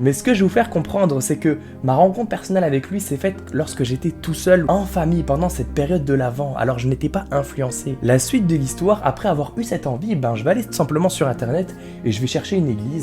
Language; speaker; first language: French; native; French